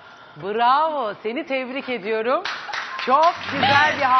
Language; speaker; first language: Turkish; native; Turkish